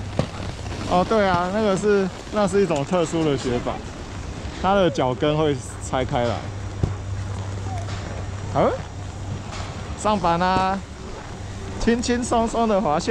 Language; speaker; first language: Chinese; native; Chinese